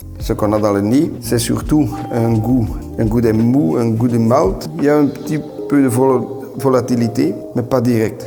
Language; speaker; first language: French; non-native, local second language; Dutch